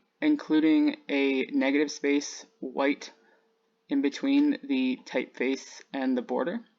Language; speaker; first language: English; native; English